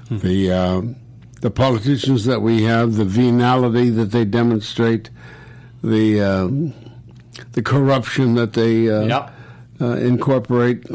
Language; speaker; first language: English; native; English